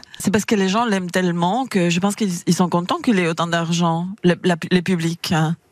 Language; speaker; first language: French; non-native, fluent; Spanish